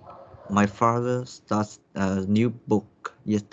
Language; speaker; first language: English; non-native, learner; Vietnamese